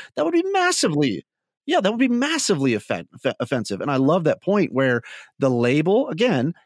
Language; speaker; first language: English; native; English